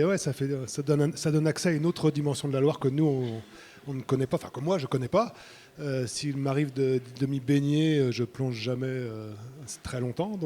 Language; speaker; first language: French; native; French